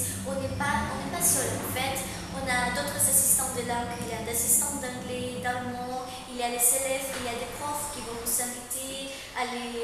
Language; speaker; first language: French; non-native, fluent; Spanish